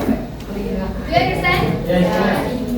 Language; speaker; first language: English; non-native, learner; Indonesian